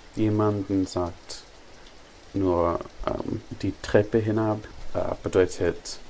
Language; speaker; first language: German; non-native, learner; English